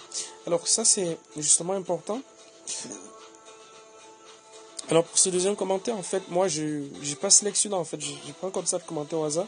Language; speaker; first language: French; native; French